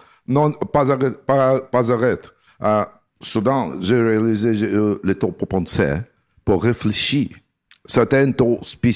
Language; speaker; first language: French; non-native, learner; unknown